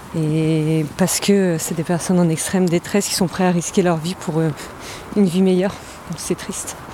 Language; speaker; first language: French; native; French